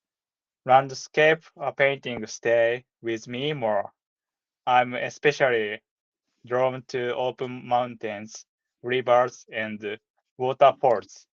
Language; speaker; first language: English; non-native, learner; Japanese